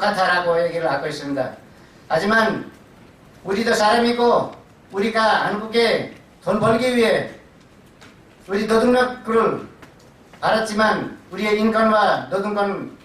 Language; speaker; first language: Korean; non-native, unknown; Nepali